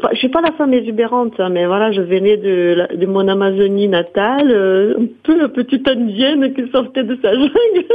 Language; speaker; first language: French; non-native, fluent; Portuguese